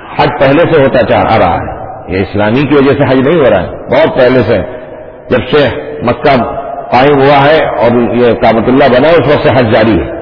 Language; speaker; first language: Urdu; non-native, local second language; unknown